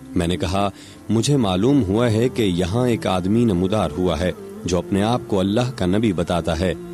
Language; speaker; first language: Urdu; non-native, local second language; Punjabi